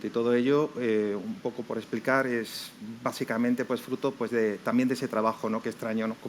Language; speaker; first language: Spanish; native; Spanish